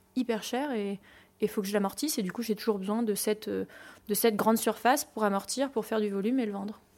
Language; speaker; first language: French; native; French